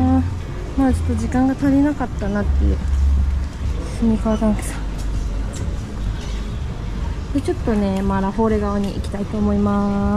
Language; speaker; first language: Japanese; native; Japanese